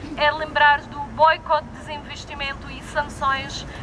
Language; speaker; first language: Portuguese; non-native, fluent; Arabic